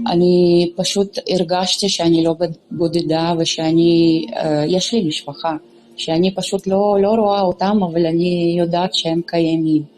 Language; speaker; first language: Hebrew; non-native, local second language; Romanian